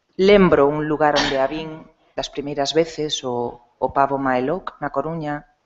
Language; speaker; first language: Galician; non-native, local second language; Spanish